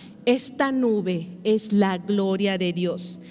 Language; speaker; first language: Spanish; native; Spanish